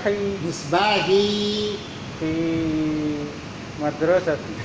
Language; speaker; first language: Arabic; non-native, learner; Indonesian